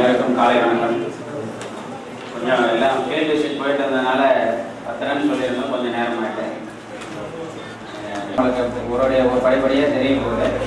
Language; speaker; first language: Tamil; native; Tamil